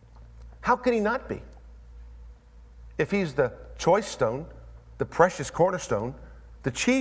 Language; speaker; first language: English; native; English